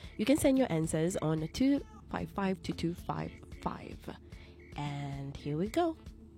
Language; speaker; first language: English; non-native, local second language; Seselwa Creole French